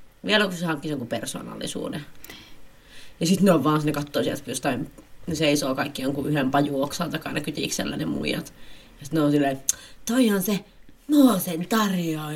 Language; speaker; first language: Finnish; native; Finnish